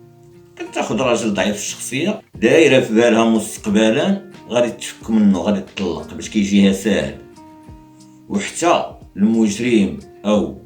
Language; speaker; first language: Arabic; native; Arabic